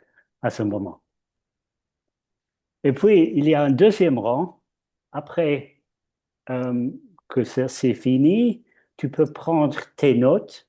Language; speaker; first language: French; non-native, fluent; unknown